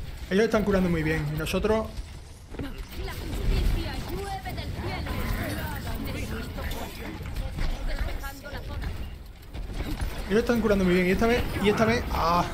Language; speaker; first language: Spanish; native; Spanish